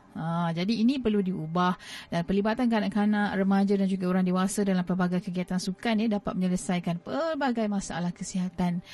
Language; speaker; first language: Malay; native; Malay